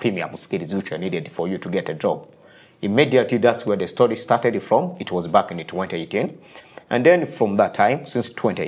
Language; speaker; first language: English; non-native, local second language; Kinyarwanda